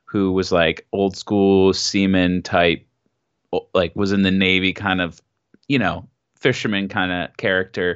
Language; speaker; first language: English; native; English